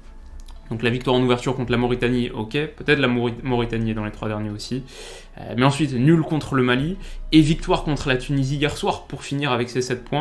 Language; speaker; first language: French; native; French